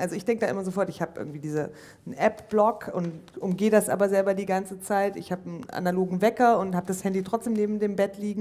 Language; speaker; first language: German; native; German